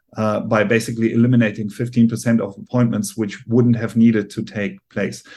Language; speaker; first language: English; non-native, fluent; German